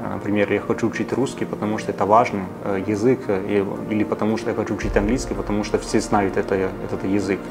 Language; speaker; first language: Russian; non-native, fluent; Italian